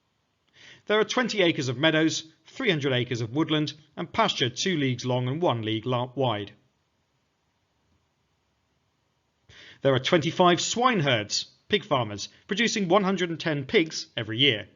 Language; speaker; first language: English; native; English